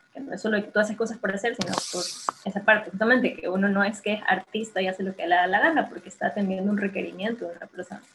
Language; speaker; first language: Spanish; native; Spanish